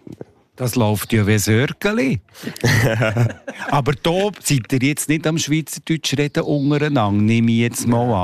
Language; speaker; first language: German; native; German